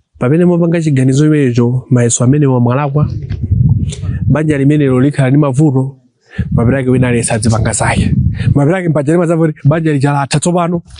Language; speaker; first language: Nyanja; non-native, local second language; Tumbuka